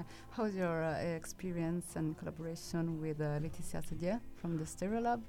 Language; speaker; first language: English; non-native, fluent; Italian